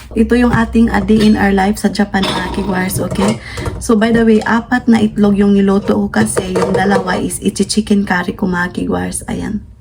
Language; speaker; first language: Filipino; non-native, local second language; Cebuano